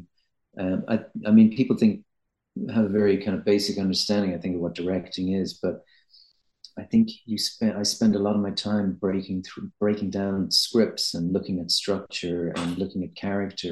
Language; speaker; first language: English; native; English